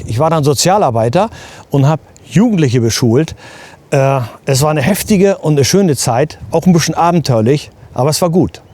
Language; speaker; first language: German; native; German